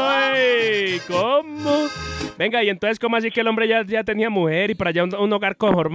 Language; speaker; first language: Spanish; native; Spanish